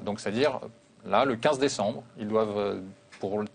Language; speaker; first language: French; native; French